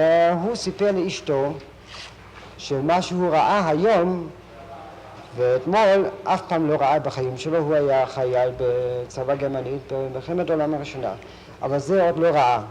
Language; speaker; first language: Hebrew; non-native, fluent; German